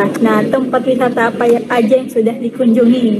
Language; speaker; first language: Indonesian; native; Indonesian